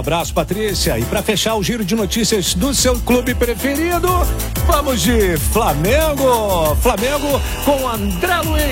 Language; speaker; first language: Portuguese; native; Portuguese